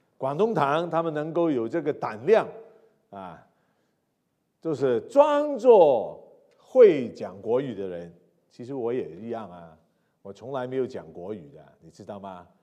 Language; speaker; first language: Chinese; non-native, local second language; Cantonese